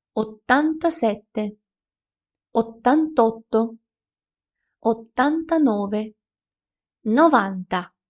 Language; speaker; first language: Italian; non-native, fluent; Ukrainian